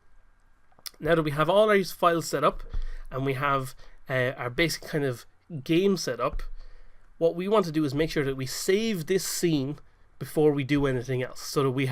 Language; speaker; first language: English; native; English